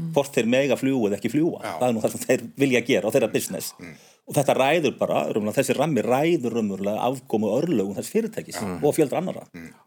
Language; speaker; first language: Icelandic; native; Icelandic